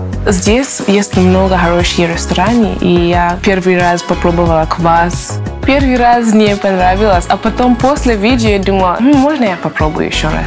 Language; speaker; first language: Russian; non-native, learner; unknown